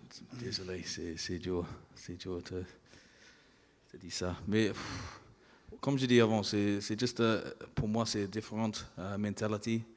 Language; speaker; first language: French; non-native, learner; English